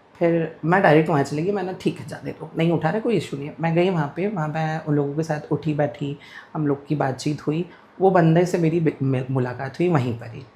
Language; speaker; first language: Hindi; non-native, local second language; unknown